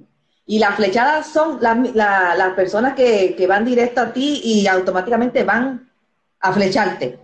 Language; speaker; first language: Spanish; native; Spanish